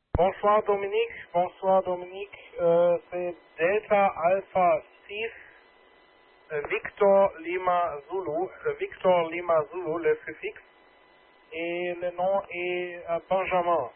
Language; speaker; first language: French; non-native, learner; German